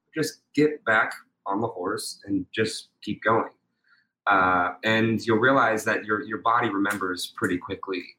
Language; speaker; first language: English; native; English